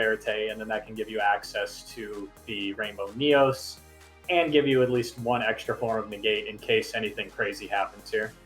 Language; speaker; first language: English; native; English